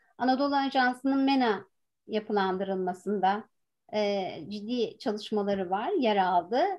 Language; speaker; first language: Turkish; native; Turkish